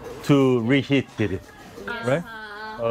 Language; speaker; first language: English; non-native, learner; Korean